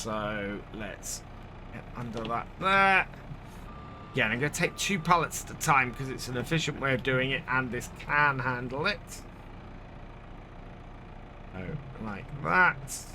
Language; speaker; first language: English; native; English